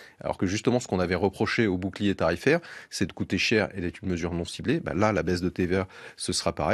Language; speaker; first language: French; native; French